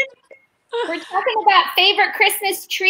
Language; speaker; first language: English; native; English